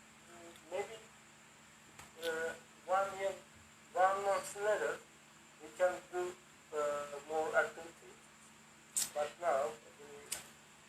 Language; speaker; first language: English; non-native, learner; Turkish